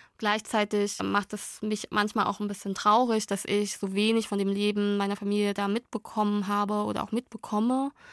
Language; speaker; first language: German; early bilingual, other home language; Vietnamese